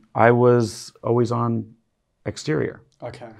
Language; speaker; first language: English; native; English